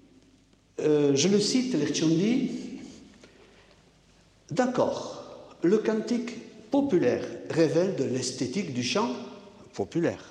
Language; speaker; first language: French; native; French